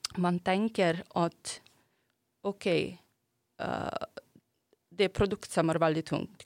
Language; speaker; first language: Norwegian; non-native, fluent; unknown